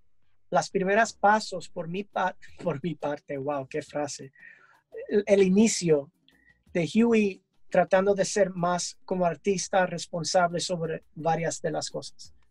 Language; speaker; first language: Spanish; early bilingual, heritage; English